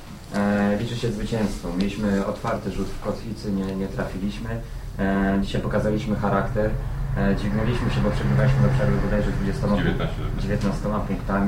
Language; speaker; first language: Polish; native; Polish